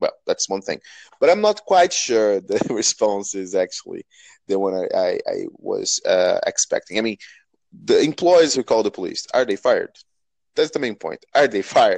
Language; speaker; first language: English; non-native, fluent; Portuguese